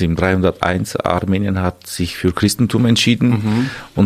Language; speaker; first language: German; non-native, fluent; Armenian